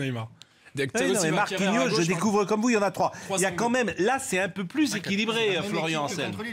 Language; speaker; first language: French; native; French